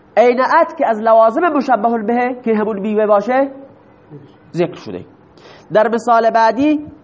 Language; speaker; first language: Persian; non-native, local second language; Baluchi